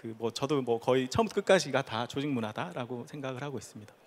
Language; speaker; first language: Korean; native; Korean